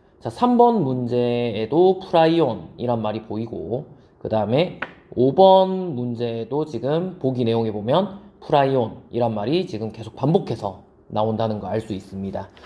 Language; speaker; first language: Korean; native; Korean